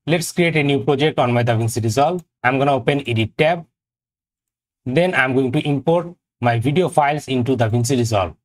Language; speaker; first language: English; non-native, local second language; Bangla